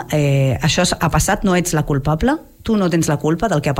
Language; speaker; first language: Catalan; native; Catalan